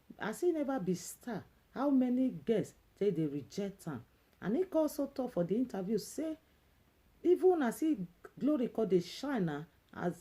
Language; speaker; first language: Nigerian Pidgin; native; Nigerian Pidgin